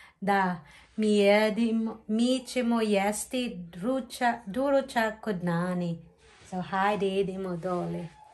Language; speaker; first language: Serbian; non-native, learner; Filipino